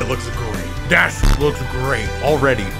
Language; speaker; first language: English; native; English